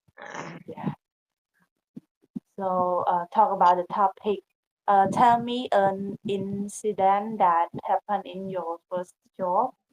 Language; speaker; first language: English; non-native, learner; Khmer